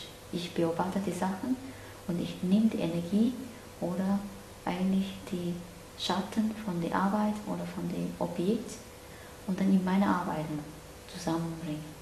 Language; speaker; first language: German; non-native, learner; Cantonese